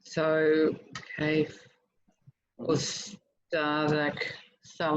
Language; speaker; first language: Arabic; non-native, learner; English